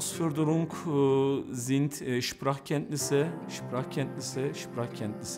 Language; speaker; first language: German; non-native, learner; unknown